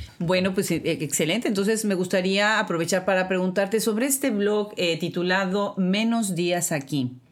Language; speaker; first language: Spanish; native; Spanish